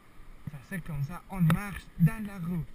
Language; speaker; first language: French; non-native, learner; Spanish